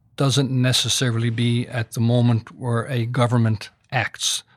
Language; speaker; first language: English; native; English